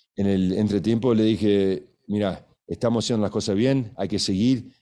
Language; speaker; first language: Spanish; early bilingual, heritage; Spanish